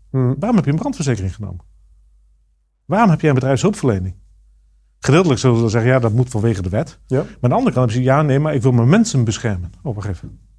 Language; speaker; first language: Dutch; native; Dutch